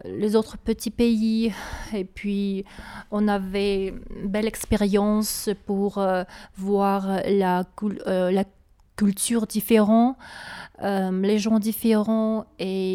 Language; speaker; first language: French; non-native, learner; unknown